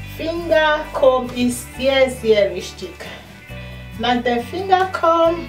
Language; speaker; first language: German; non-native, learner; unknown